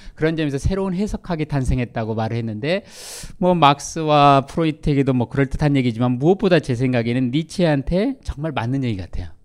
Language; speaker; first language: Korean; native; Korean